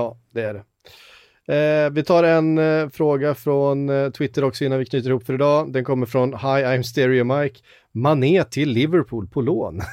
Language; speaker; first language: Swedish; native; Swedish